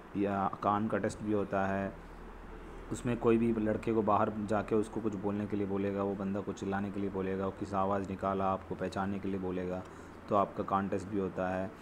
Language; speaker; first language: Hindi; non-native, local second language; Telugu